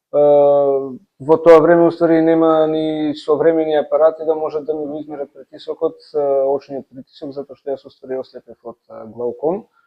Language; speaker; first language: Macedonian; native; Macedonian